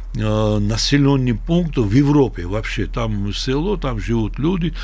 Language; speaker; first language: Russian; non-native, local second language; Georgian